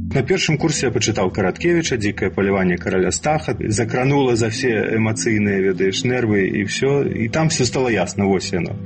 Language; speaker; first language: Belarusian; non-native, local second language; Russian